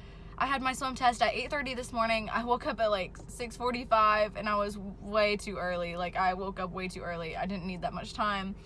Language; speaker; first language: English; native; English